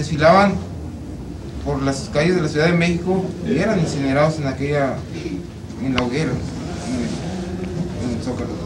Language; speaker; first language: Spanish; native; Spanish